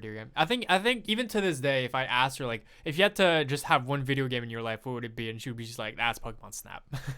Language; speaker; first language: English; non-native, fluent; French